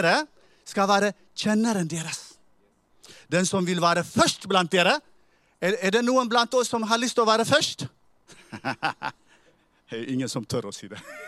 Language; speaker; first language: Norwegian; non-native, fluent; Tigrinya